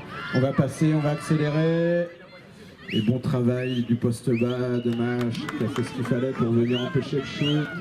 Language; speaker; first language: French; native; French